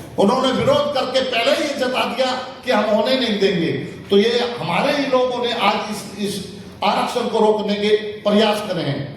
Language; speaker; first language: Hindi; native; Hindi